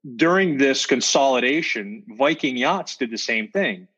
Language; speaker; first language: English; native; English